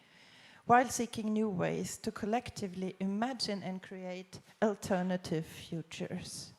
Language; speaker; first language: English; non-native, fluent; Swedish